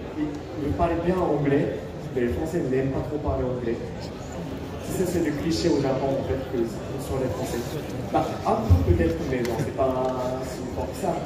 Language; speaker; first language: French; non-native, fluent; Japanese